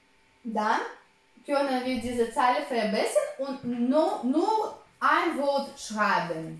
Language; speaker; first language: German; non-native, fluent; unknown